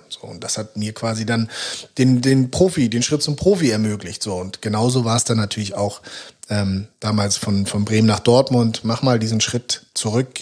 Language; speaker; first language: German; native; German